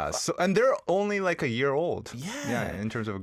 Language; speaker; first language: English; early bilingual, other home language; Korean